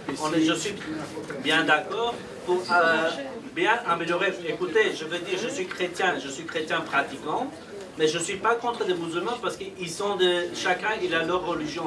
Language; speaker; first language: French; non-native, fluent; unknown